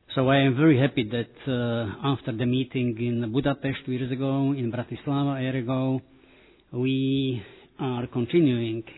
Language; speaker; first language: English; non-native, fluent; Slovak